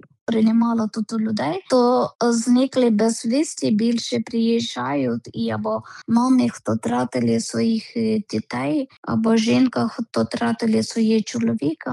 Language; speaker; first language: Ukrainian; non-native, learner; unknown